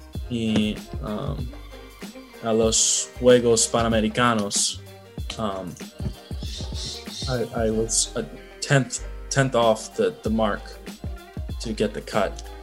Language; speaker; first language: English; native; English